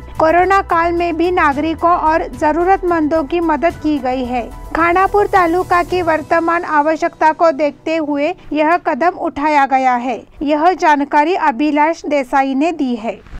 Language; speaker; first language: Hindi; non-native, local second language; Marathi